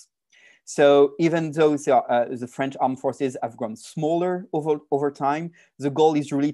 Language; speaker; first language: English; non-native, fluent; French